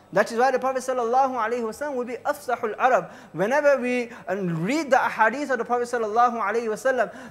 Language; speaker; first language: English; early bilingual, other home language; Urdu